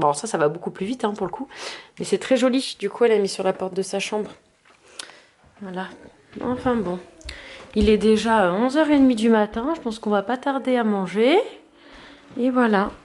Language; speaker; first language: French; native; French